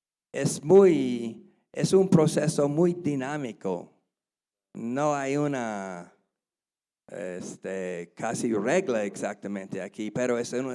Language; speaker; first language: Spanish; non-native, learner; English